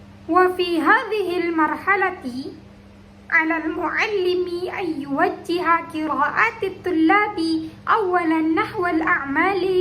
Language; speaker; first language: Arabic; non-native, learner; Indonesian